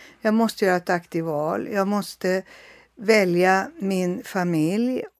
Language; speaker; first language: Swedish; native; Swedish